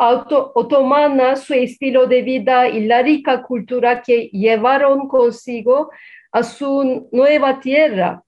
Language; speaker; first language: Spanish; non-native, fluent; Turkish